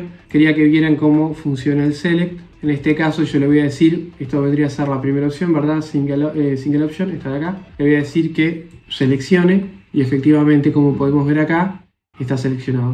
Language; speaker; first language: Spanish; native; Spanish